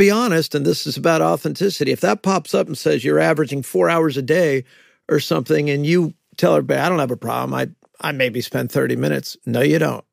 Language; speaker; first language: English; native; English